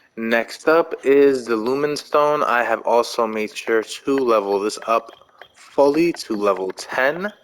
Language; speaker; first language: English; native; English